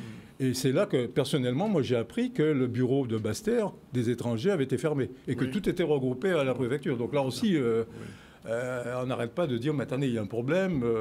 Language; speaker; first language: French; native; French